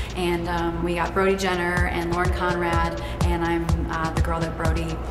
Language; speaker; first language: English; native; English